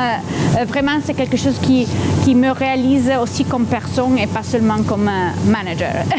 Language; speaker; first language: French; non-native, fluent; Italian